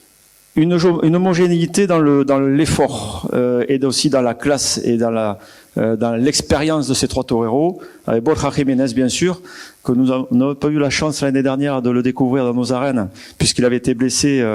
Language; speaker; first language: French; native; French